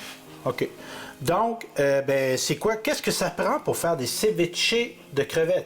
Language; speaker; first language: French; native; French